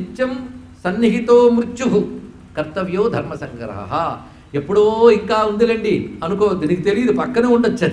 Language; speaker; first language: Telugu; native; Telugu